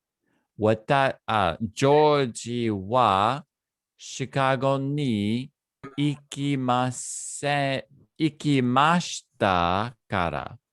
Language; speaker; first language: Japanese; non-native, learner; English